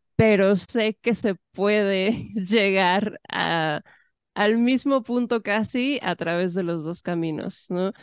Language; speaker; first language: Spanish; native; Spanish